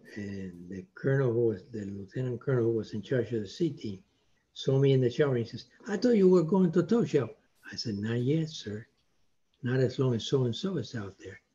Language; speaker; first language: English; non-native, fluent; Spanish